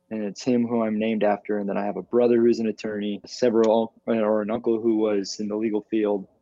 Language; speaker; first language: English; native; English